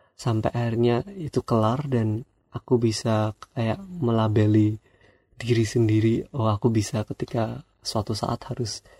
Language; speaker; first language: Indonesian; non-native, local second language; Javanese